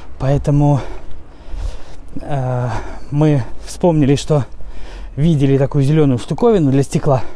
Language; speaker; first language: Russian; native; Russian